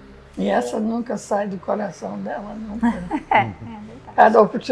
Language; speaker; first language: Portuguese; non-native, fluent; English